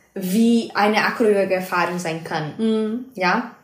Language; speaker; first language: German; non-native, fluent; Portuguese